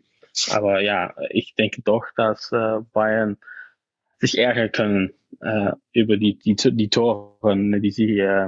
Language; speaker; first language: German; non-native, fluent; Dutch